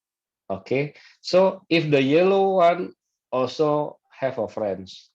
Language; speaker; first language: English; non-native, fluent; Indonesian